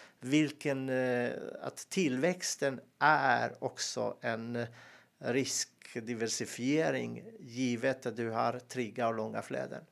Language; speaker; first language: Swedish; non-native, fluent; Serbian